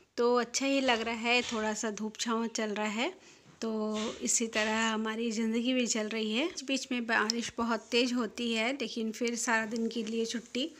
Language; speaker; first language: Hindi; non-native, local second language; Bangla